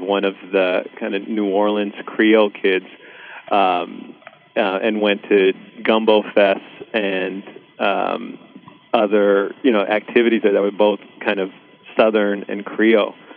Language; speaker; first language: English; early bilingual, other home language; Sinhala